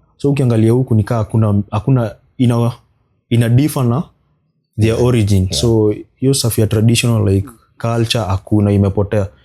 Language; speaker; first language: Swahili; native; Swahili